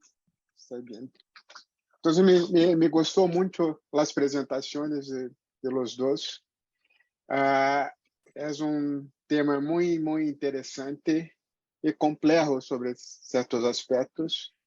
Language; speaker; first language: Spanish; non-native, fluent; Portuguese